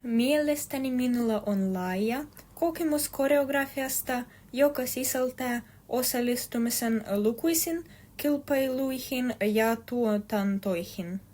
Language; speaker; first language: Finnish; non-native, learner; Russian